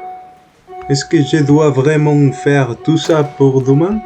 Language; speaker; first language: French; non-native, learner; Spanish